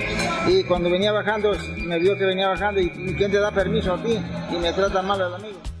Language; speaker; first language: Spanish; native; Spanish